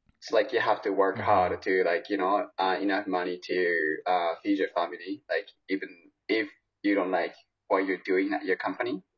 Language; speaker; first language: English; non-native, fluent; Japanese